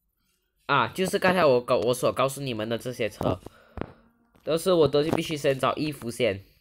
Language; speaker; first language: Chinese; early bilingual, heritage; Chinese